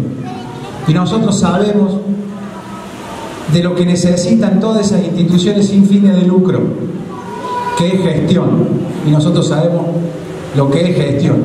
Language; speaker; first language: Spanish; native; Spanish